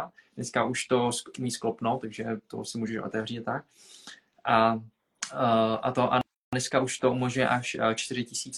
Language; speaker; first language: Czech; early bilingual, other home language; Vietnamese